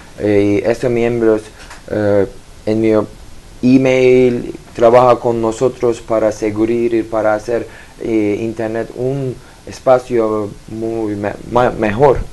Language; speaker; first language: Spanish; non-native, learner; Turkish